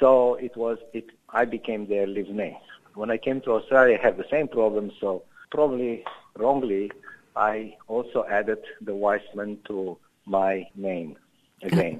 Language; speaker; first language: English; non-native, fluent; Romanian